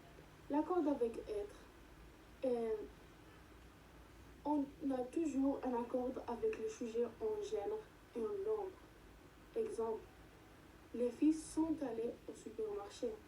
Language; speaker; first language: French; non-native, learner; Spanish